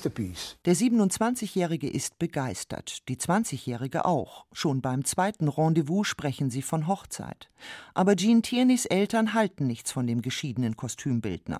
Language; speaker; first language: German; native; German